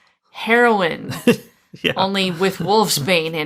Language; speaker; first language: English; native; English